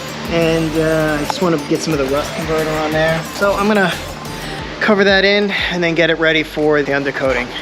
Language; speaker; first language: English; native; English